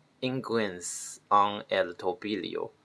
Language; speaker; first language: Spanish; non-native, learner; Chinese